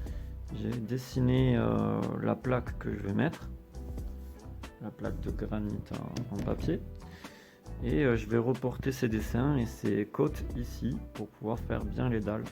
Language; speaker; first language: French; native; French